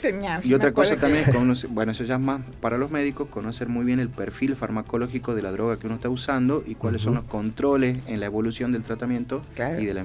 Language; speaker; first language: Spanish; native; Spanish